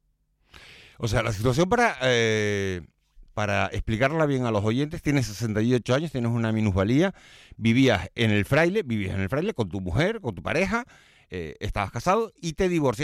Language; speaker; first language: Spanish; native; Spanish